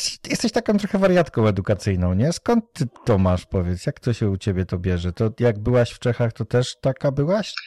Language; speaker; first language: Polish; native; Polish